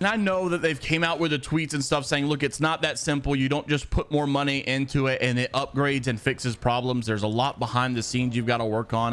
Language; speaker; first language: English; native; English